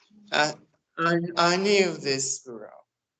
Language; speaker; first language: English; non-native, learner; Turkish